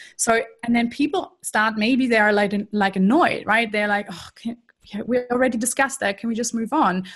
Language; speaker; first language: English; non-native, fluent; German